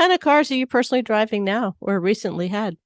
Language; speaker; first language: English; native; English